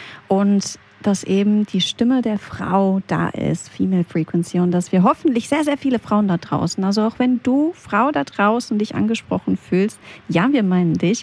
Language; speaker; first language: German; native; German